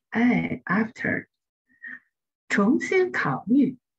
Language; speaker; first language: Chinese; native; Chinese